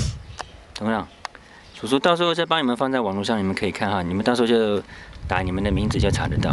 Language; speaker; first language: Chinese; native; Chinese